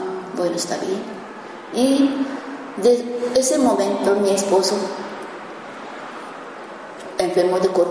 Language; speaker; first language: Spanish; non-native, learner; Japanese